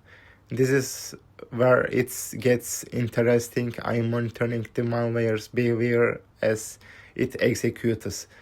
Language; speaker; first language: English; non-native, fluent; Turkish